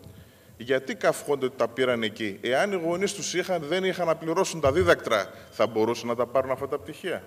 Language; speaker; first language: Greek; native; Greek